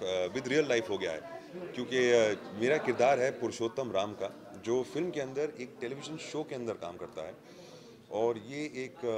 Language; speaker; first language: Hindi; native; Hindi